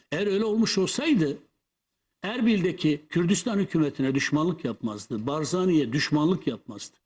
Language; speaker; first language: Turkish; non-native, local second language; Kurdish